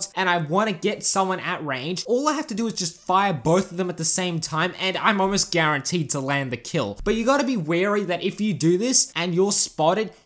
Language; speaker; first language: English; native; English